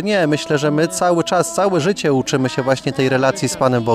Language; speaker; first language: Polish; native; Polish